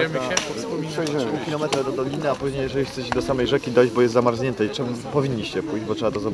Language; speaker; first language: Polish; native; Polish